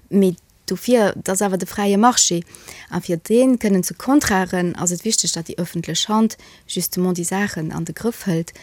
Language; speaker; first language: Luxembourgish; early bilingual, other home language; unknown